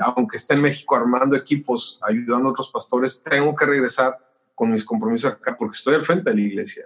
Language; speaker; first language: Spanish; native; Spanish